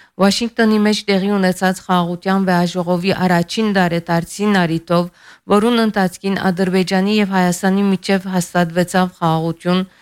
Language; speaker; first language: Armenian; early bilingual, heritage; Armenian